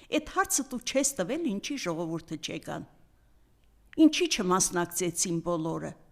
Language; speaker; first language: Armenian; native; Armenian